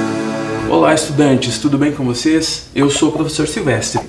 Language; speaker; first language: Portuguese; native; Portuguese